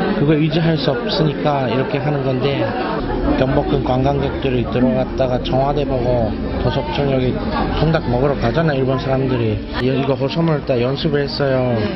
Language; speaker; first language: Korean; non-native, fluent; Japanese